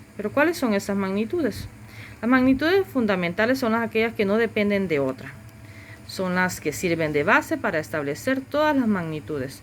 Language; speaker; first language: Spanish; native; Spanish